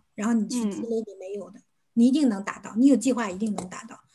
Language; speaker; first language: Chinese; native; Chinese